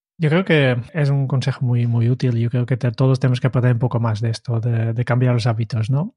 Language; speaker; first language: Spanish; non-native, fluent; Dutch